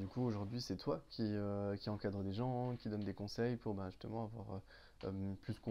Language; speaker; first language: French; native; French